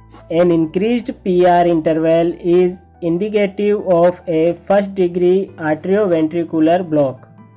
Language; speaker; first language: English; non-native, local second language; Hindi